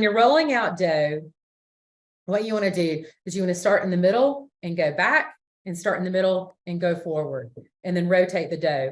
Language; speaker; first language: English; native; English